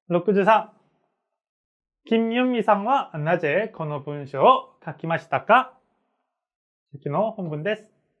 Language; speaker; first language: Japanese; non-native, fluent; Korean